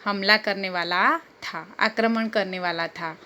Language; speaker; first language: Hindi; non-native, local second language; Gujarati